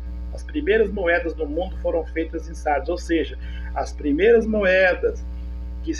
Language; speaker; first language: Portuguese; native; Portuguese